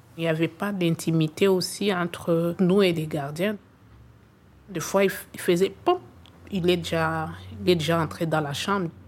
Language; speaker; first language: French; non-native, local second language; Swahili